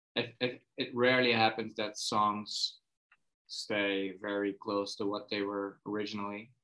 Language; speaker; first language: English; non-native, fluent; Dutch